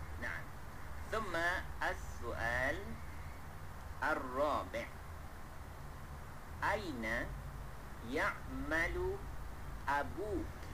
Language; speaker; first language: Arabic; non-native, fluent; Malay